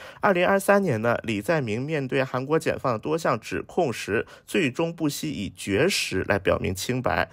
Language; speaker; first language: Chinese; native; Chinese